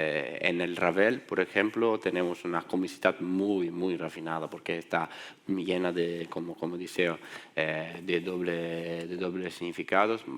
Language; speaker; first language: Spanish; non-native, fluent; Italian